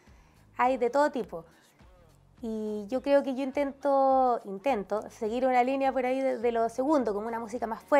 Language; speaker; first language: Spanish; native; Spanish